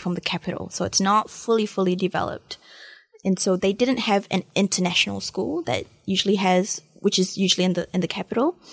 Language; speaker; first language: English; early bilingual, other home language; Malay